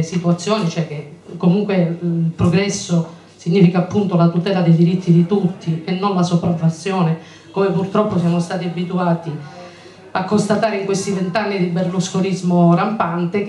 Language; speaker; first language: Italian; native; Italian